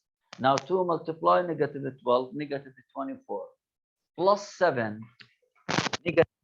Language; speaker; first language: English; non-native, local second language; Arabic